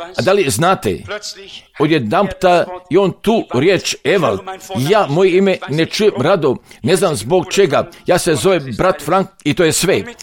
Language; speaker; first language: Croatian; non-native, fluent; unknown